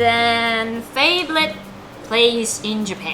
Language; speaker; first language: English; non-native, fluent; Japanese